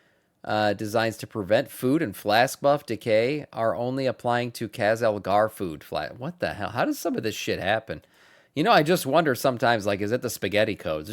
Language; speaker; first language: English; native; English